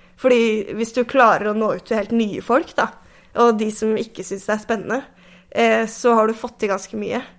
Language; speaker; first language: Norwegian; native; Norwegian